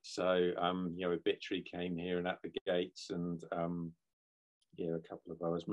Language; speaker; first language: English; native; English